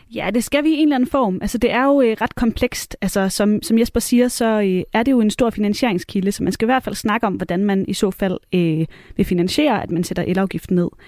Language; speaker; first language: Danish; native; Danish